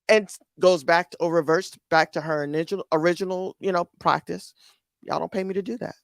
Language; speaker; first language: English; native; English